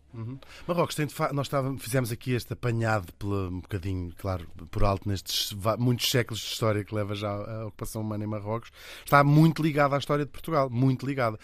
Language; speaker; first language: Portuguese; native; Portuguese